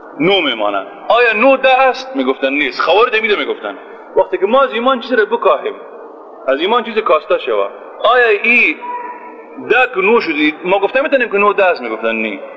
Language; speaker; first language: Persian; native; Persian